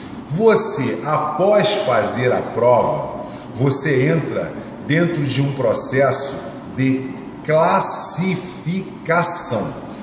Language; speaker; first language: Portuguese; native; Portuguese